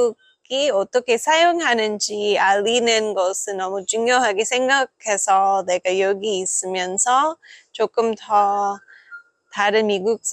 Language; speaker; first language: Korean; non-native, fluent; English